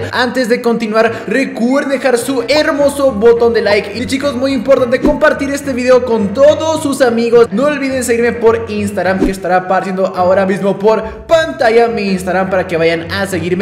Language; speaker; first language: Spanish; native; Spanish